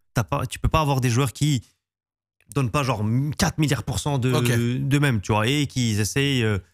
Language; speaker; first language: French; native; French